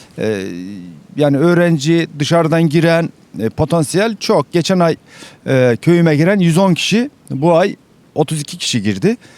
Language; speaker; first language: Turkish; native; Turkish